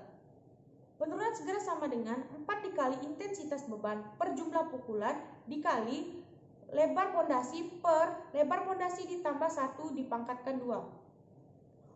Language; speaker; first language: Indonesian; native; Indonesian